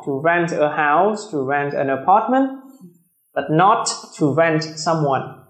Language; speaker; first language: English; non-native, fluent; Vietnamese